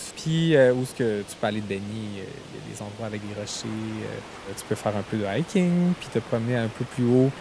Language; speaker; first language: French; native; French